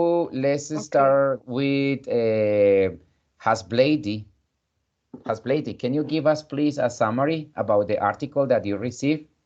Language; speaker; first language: English; non-native, fluent; Spanish